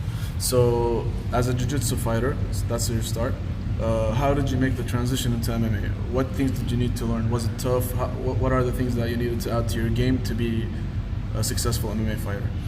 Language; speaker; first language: English; non-native, fluent; Arabic